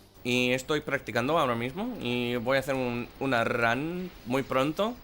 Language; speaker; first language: Spanish; non-native, fluent; English